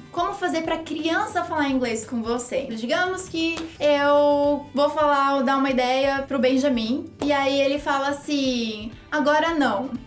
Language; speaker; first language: Portuguese; native; Portuguese